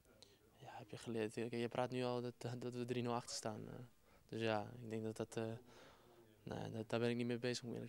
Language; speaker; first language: Dutch; native; Dutch